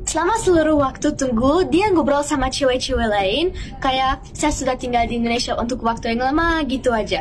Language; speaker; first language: Indonesian; non-native, fluent; German